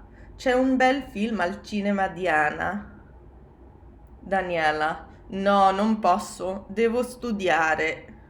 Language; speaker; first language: Italian; non-native, fluent; English